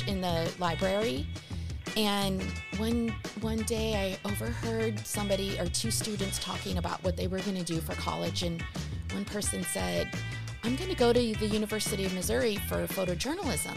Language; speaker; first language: English; early bilingual, other home language; Portuguese